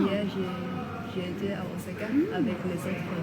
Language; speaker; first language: French; non-native, fluent; Vietnamese